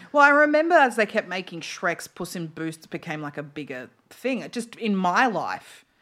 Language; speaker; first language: English; native; English